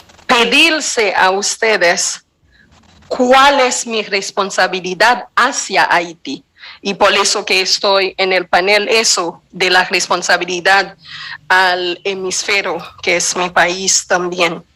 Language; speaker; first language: Spanish; non-native, fluent; Haitian Creole